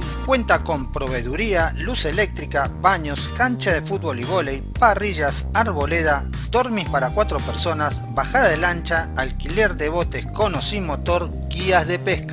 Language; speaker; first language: Spanish; native; Spanish